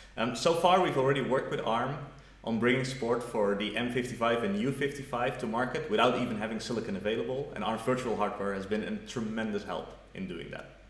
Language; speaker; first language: English; non-native, fluent; Dutch